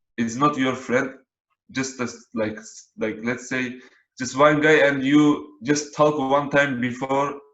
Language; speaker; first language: English; non-native, learner; Turkish